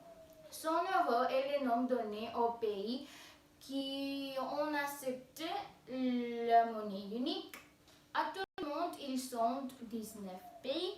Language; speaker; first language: French; non-native, fluent; Spanish